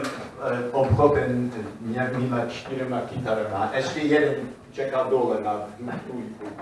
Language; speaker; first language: Czech; non-native, learner; English